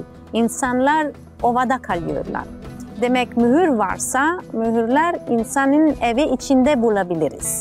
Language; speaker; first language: Turkish; non-native, fluent; Italian